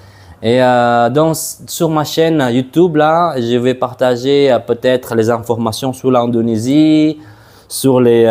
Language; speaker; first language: French; non-native, fluent; Madurese